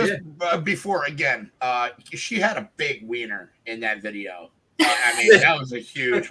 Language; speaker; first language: English; native; English